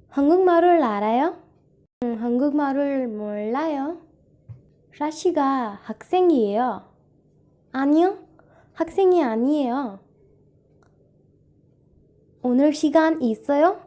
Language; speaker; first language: Korean; non-native, learner; Hindi